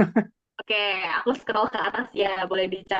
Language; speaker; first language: Indonesian; native; Indonesian